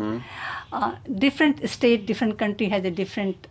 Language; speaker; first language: English; non-native, local second language; Hindi